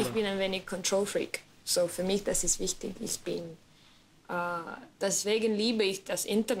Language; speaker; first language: German; non-native, learner; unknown